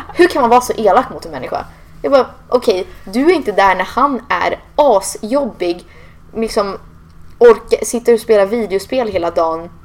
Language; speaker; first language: Swedish; early bilingual, heritage; Swedish